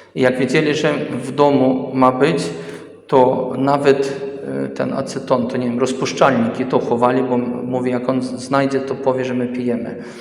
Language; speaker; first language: Polish; early bilingual, heritage; Polish